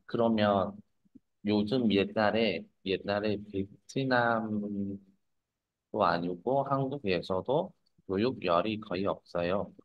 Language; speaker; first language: Korean; non-native, fluent; Vietnamese